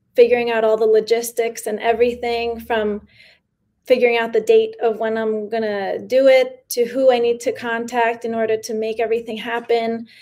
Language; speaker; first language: English; early bilingual, other home language; Spanish